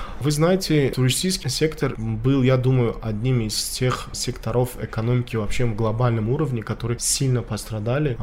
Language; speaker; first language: Russian; non-native, local second language; Tajik